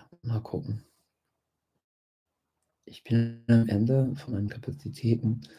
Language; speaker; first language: German; non-native, fluent; English